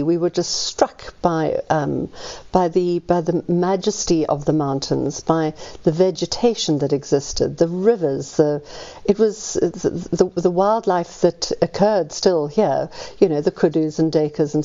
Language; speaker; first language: English; native; English